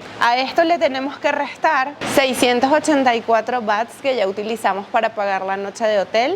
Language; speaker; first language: Spanish; native; Spanish